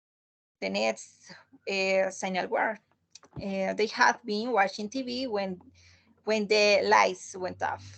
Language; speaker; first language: English; non-native, learner; Spanish